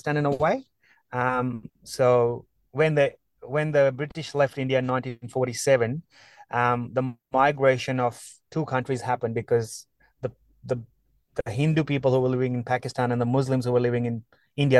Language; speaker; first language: English; non-native, local second language; Punjabi